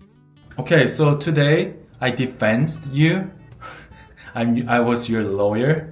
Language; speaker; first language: English; non-native, fluent; Korean